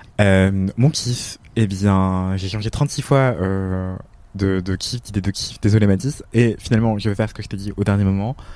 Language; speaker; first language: French; native; French